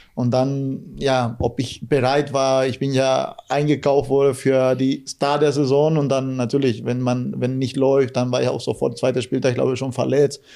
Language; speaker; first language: German; non-native, fluent; Guarani